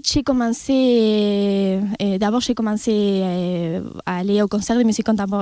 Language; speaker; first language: French; non-native, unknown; Spanish